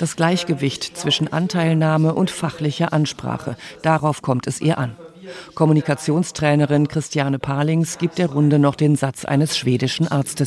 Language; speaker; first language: German; native; German